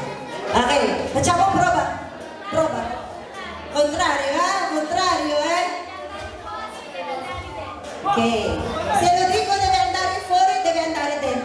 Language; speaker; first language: Italian; non-native, learner; Filipino